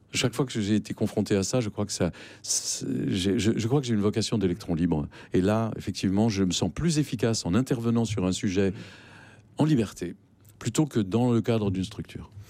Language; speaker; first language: French; native; French